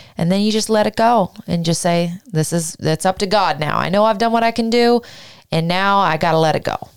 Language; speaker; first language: English; native; English